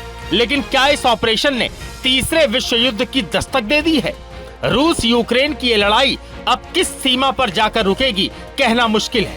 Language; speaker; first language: Hindi; native; Hindi